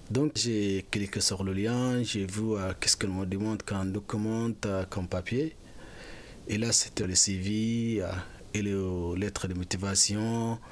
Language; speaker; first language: French; non-native, fluent; Arabic